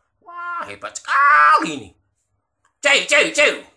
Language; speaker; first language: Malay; non-native, local second language; Javanese